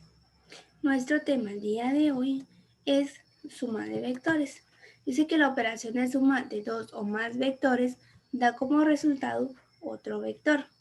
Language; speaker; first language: Spanish; native; Spanish